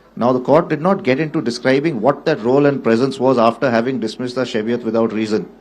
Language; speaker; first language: English; non-native, local second language; Hindi